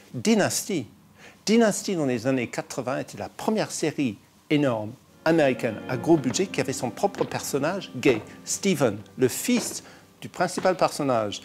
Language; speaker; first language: French; non-native, fluent; English